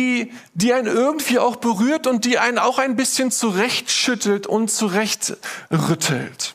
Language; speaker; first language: German; native; German